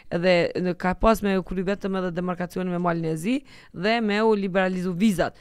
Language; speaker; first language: Albanian; native; Albanian